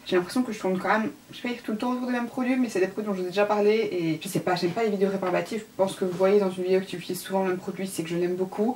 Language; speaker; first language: French; native; French